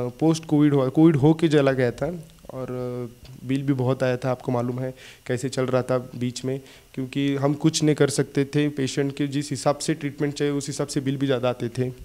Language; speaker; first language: Hindi; non-native, local second language; Marathi